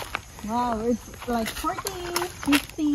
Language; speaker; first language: English; non-native, local second language; Cebuano